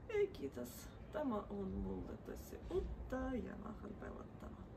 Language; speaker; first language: Finnish; non-native, learner; Russian